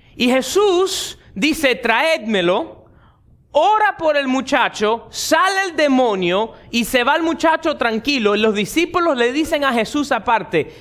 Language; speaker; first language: Spanish; early bilingual, heritage; Spanish